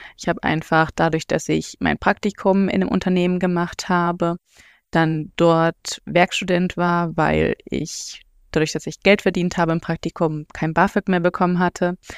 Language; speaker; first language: German; native; German